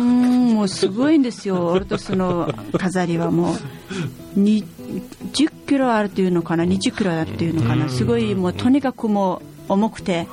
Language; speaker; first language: Japanese; non-native, fluent; Mongolian